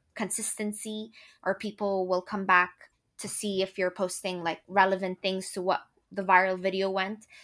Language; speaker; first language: English; non-native, fluent; Arabic